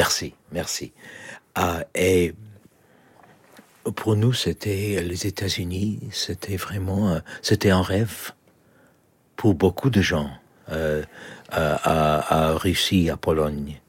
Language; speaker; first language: French; non-native, learner; Polish